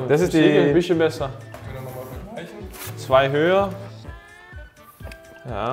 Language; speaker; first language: German; non-native, learner; Danish